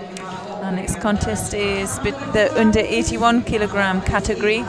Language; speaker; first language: English; native; English